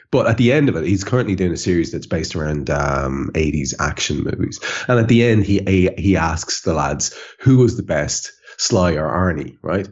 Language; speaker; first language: English; native; English